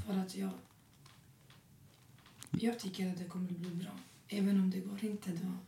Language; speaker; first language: Swedish; non-native, learner; Arabic